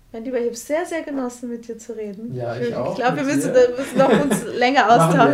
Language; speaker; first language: German; non-native, fluent; Portuguese